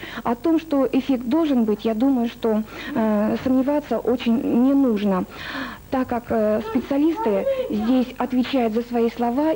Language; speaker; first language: Russian; native; Russian